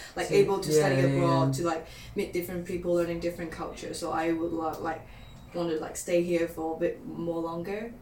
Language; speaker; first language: English; non-native, local second language; Cantonese